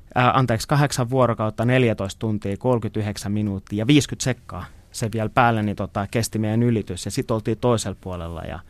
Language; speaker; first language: Finnish; native; Finnish